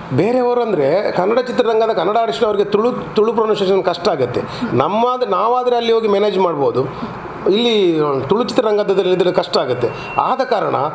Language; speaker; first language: Kannada; non-native, local second language; Tulu